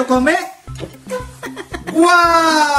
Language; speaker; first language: Italian; non-native, learner; Spanish